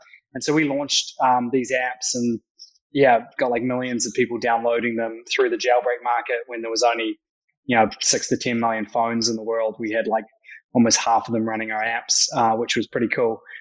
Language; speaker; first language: English; native; English